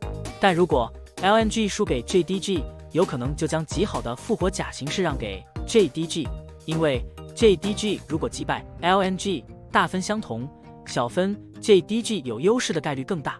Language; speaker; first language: Chinese; native; Chinese